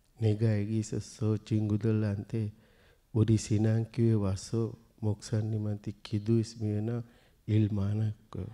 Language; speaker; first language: Korean; non-native, learner; Sinhala